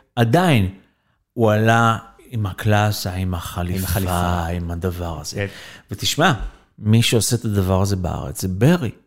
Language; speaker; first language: Hebrew; native; Hebrew